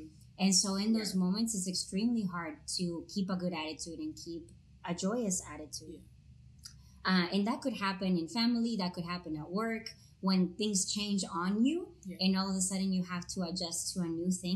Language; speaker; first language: English; non-native, fluent; Spanish